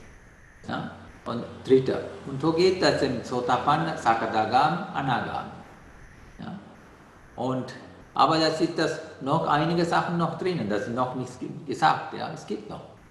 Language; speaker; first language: German; non-native, learner; Sinhala